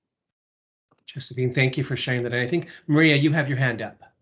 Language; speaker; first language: English; native; English